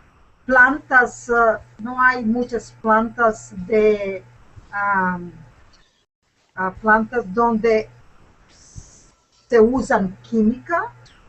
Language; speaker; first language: Spanish; non-native, learner; English